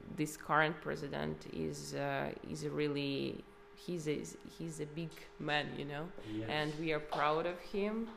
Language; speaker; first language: English; non-native, fluent; Ukrainian